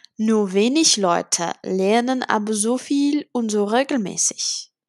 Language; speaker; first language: German; non-native, fluent; Czech